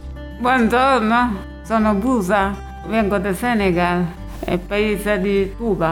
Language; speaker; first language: Italian; non-native, learner; Wolof